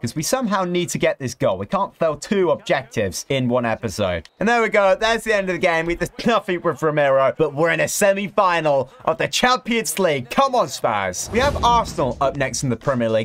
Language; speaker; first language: English; native; English